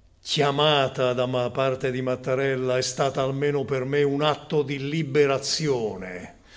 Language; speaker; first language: Italian; native; Italian